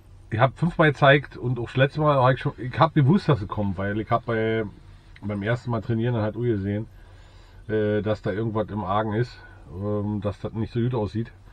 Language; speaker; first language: German; native; German